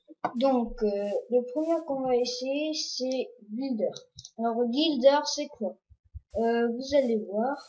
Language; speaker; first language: French; non-native, learner; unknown